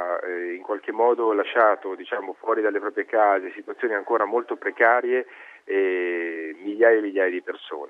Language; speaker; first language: Italian; native; Italian